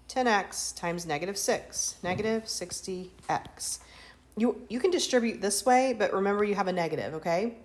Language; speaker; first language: English; native; English